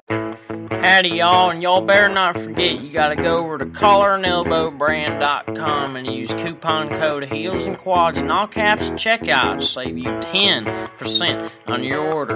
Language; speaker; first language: English; native; English